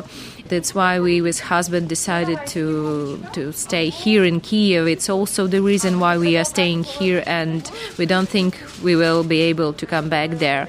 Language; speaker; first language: English; non-native, fluent; Ukrainian